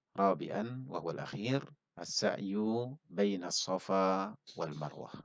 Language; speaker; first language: Arabic; non-native, fluent; Indonesian